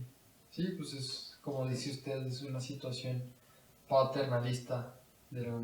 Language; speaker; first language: Spanish; native; Spanish